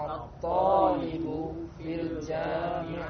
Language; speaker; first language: Arabic; non-native, learner; Indonesian